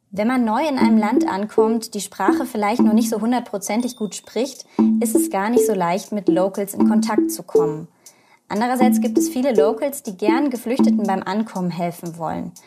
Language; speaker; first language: German; native; German